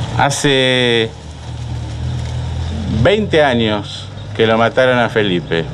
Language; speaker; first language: Spanish; native; Spanish